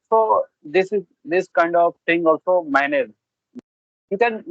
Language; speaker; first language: English; non-native, learner; Bhojpuri